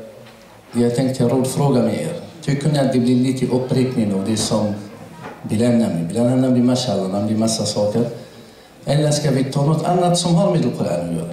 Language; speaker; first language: Swedish; non-native, fluent; Arabic